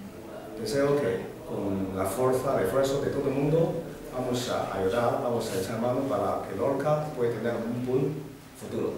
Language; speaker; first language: Spanish; non-native, fluent; Chinese